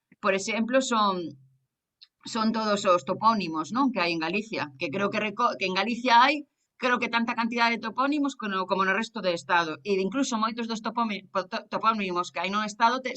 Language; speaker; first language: Galician; non-native, local second language; Spanish